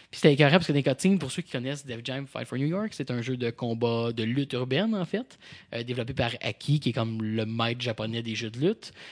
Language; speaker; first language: French; native; French